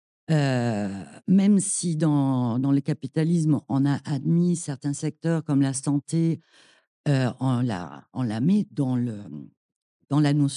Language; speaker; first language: French; non-native, fluent; German